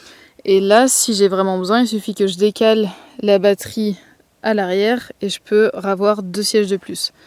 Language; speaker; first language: French; native; French